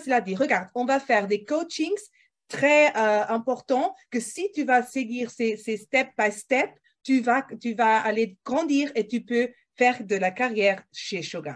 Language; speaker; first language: French; non-native, fluent; Portuguese